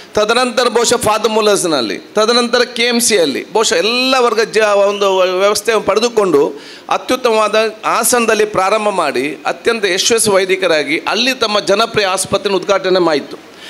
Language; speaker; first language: Kannada; non-native, local second language; Badaga